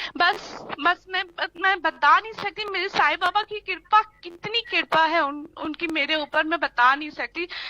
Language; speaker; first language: Hindi; native; Hindi